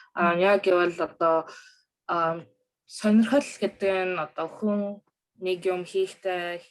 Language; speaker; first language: Mongolian; early bilingual, other home language; Korean